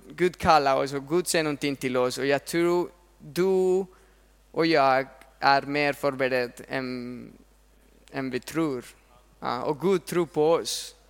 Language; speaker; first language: Swedish; non-native, fluent; Spanish